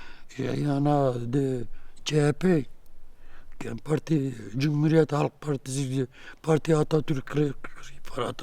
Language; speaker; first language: French; non-native, learner; Kurdish